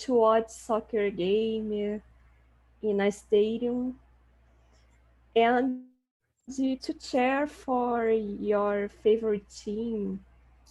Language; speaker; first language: English; non-native, learner; Portuguese